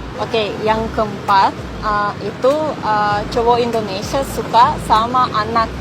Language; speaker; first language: Indonesian; non-native, fluent; Russian